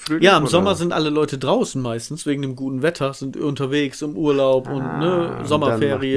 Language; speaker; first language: German; native; German